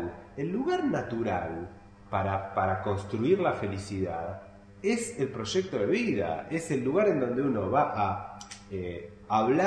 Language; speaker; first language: Spanish; native; Spanish